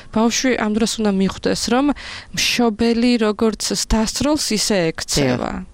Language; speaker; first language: Georgian; native; Georgian